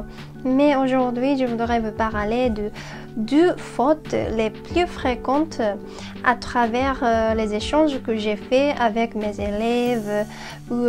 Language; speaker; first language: French; non-native, fluent; Japanese